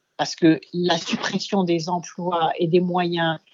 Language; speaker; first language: French; native; French